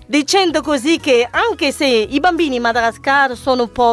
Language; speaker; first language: Italian; non-native, fluent; Malagasy